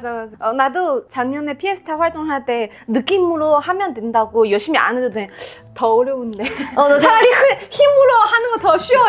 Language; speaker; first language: Korean; non-native, fluent; Chinese